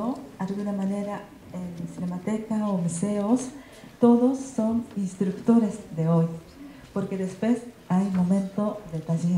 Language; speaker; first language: Spanish; non-native, learner; Japanese